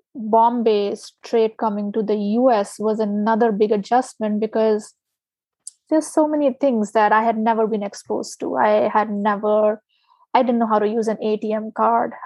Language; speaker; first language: English; non-native, local second language; Hindi